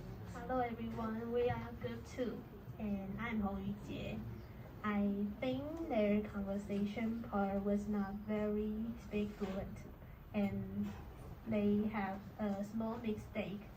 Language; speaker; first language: English; non-native, learner; Chinese